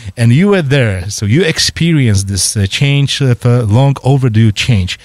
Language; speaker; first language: English; non-native, fluent; Polish